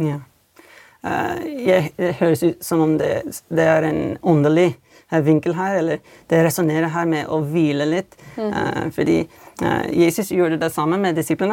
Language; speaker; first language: Norwegian; non-native, fluent; English